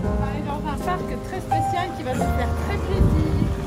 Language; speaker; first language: French; native; French